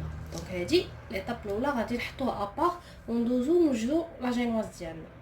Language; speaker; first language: Arabic; native; Arabic